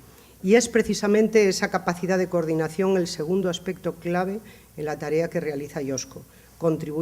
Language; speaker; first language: Spanish; native; Spanish